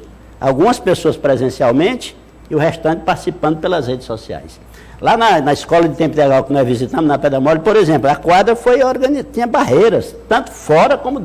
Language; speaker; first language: Portuguese; native; Portuguese